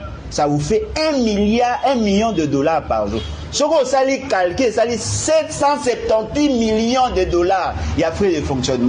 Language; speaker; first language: French; non-native, local second language; Lingala